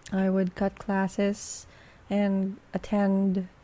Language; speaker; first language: English; non-native, local second language; Filipino